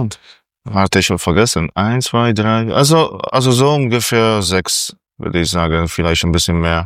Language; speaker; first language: German; non-native, fluent; Polish